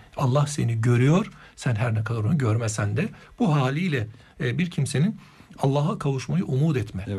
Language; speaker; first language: Turkish; native; Turkish